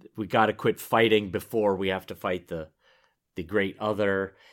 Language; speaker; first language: English; native; English